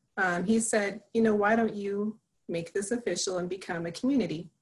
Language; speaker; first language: English; native; English